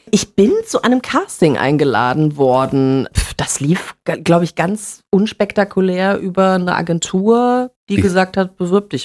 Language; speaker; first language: German; native; German